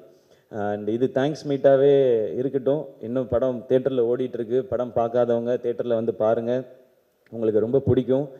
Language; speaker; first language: Tamil; native; Tamil